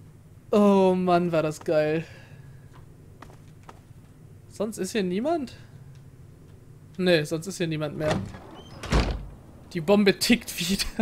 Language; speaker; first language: German; native; German